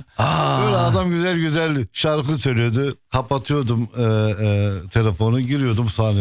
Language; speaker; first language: Turkish; non-native, fluent; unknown